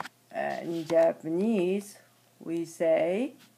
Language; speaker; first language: English; non-native, fluent; Japanese